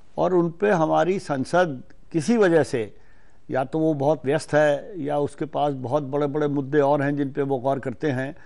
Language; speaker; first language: Hindi; native; Hindi